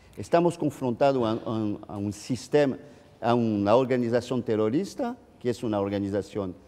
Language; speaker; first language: Spanish; non-native, fluent; French